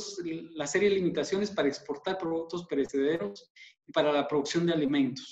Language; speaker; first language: Spanish; native; Spanish